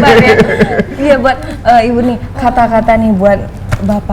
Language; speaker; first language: Indonesian; native; Indonesian